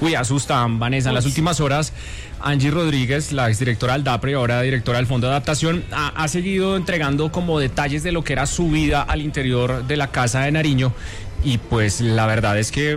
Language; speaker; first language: Spanish; native; Spanish